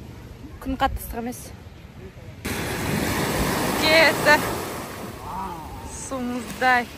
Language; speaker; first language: Kazakh; native; Kazakh